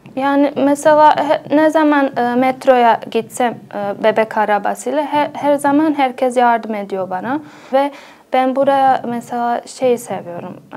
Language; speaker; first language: Turkish; non-native, fluent; Bosnian